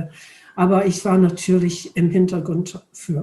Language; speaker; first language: German; non-native, fluent; English